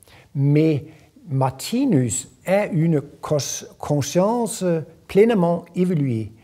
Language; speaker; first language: French; non-native, fluent; Danish